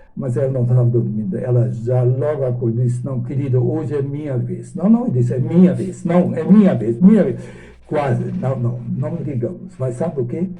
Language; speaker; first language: Portuguese; non-native, fluent; German